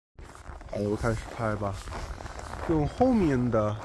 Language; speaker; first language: Chinese; non-native, learner; English